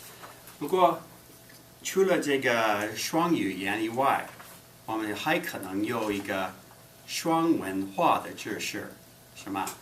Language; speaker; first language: Chinese; non-native, fluent; English